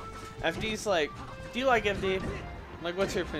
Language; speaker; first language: English; native; English